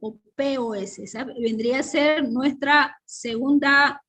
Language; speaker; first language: Spanish; native; Spanish